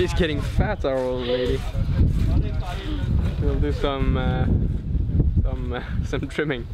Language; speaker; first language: English; non-native, fluent; Swedish